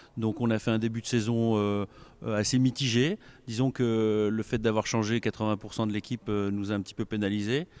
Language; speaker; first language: French; native; French